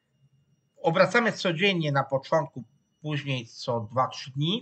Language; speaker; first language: Polish; non-native, fluent; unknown